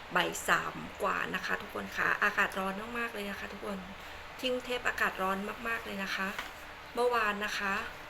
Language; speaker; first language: Thai; non-native, local second language; Khmer